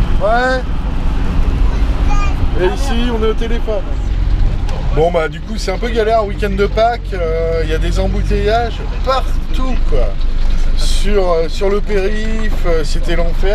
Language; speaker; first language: French; native; French